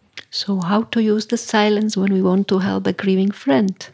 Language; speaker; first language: English; non-native, fluent; Slovak